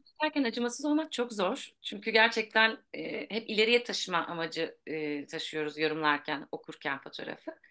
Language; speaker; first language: Turkish; native; Turkish